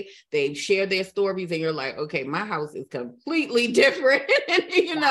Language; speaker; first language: English; native; English